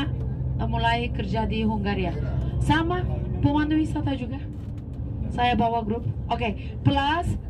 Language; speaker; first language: Indonesian; non-native, fluent; Turkish